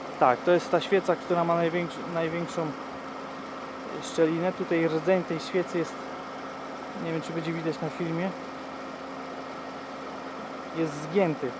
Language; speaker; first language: Polish; native; Polish